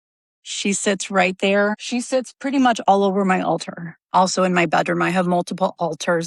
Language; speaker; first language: English; native; English